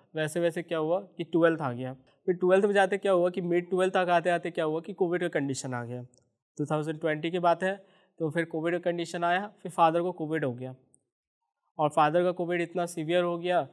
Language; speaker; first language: Hindi; native; Hindi